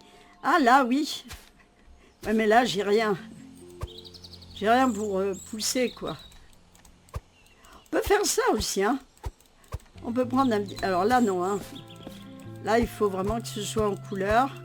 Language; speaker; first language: French; native; French